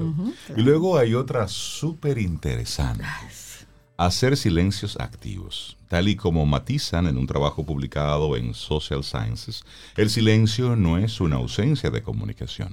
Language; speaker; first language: Spanish; native; Spanish